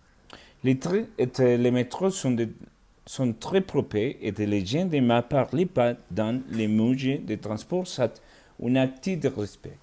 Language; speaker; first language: French; non-native, learner; Spanish